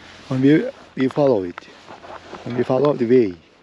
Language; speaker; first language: English; non-native, learner; Turkish